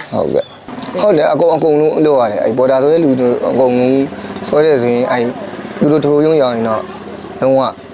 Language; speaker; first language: Burmese; native; Burmese